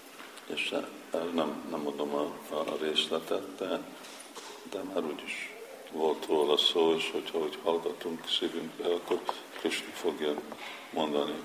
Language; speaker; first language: Hungarian; non-native, fluent; English